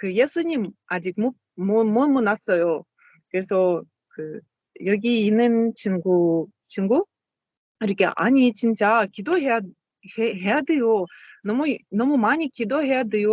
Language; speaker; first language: Korean; non-native, learner; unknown